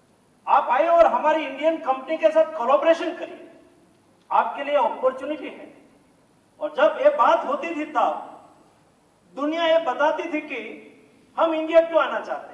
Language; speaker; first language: Hindi; non-native, local second language; Gujarati